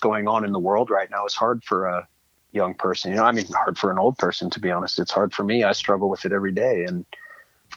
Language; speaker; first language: English; native; English